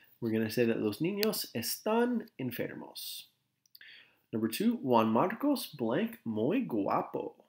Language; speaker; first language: Spanish; non-native, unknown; English